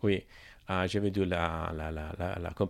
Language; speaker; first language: French; non-native, learner; Italian